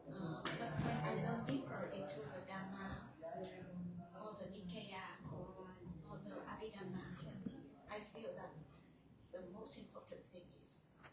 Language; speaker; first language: English; non-native, learner; Vietnamese